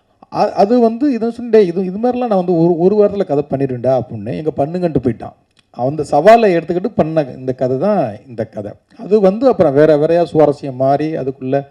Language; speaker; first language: Tamil; native; Tamil